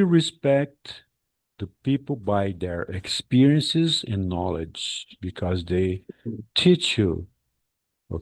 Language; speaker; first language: English; non-native, fluent; Portuguese